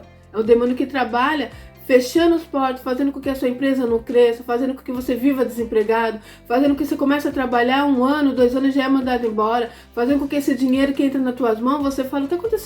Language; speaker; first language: Portuguese; native; Portuguese